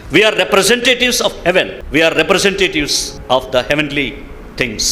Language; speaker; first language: English; non-native, local second language; Telugu